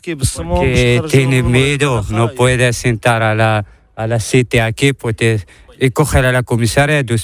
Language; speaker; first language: Spanish; non-native, learner; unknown